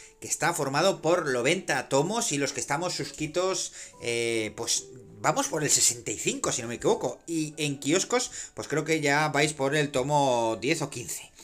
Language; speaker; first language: Spanish; native; Spanish